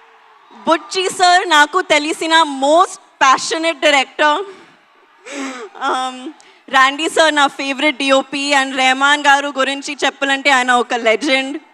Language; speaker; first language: Telugu; non-native, learner; Hindi